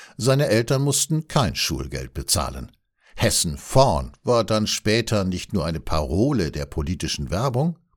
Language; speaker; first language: German; native; German